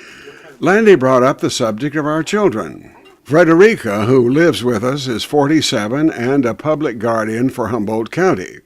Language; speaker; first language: English; native; English